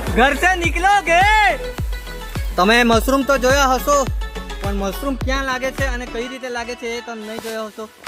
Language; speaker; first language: Gujarati; non-native, local second language; Bhili